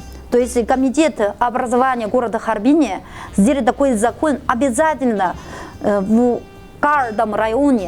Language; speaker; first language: Russian; non-native, fluent; Chinese